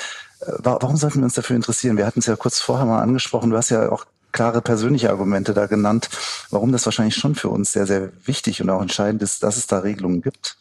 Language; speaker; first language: German; native; German